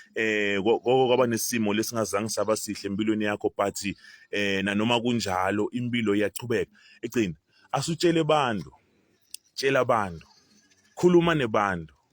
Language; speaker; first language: Zulu; non-native, local second language; Swati